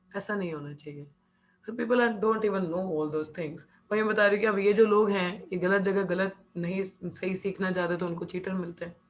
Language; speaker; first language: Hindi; non-native, local second language; Punjabi